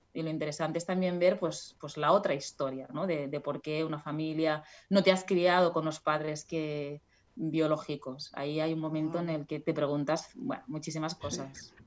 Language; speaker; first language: Spanish; non-native, local second language; Catalan